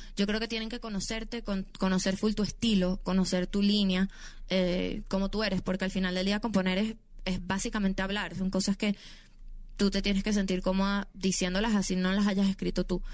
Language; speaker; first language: Spanish; native; Spanish